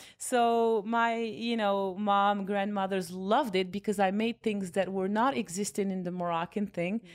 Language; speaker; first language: English; non-native, fluent; Arabic